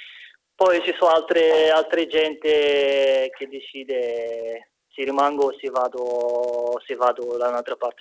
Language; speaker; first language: Italian; non-native, fluent; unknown